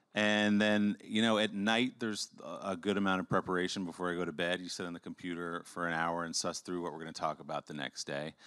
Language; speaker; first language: English; native; English